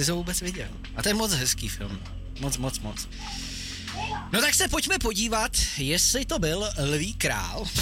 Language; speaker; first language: Czech; native; Czech